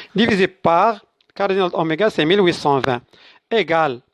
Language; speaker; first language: French; non-native, local second language; Arabic